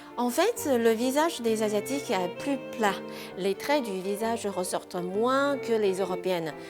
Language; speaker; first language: French; non-native, fluent; Chinese